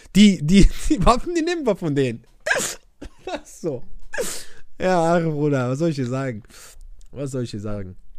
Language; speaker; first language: German; early bilingual, other home language; Arabic